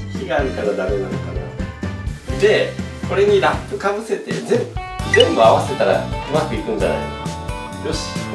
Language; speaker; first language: Japanese; native; Japanese